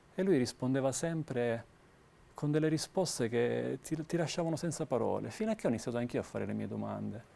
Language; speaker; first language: Italian; native; Italian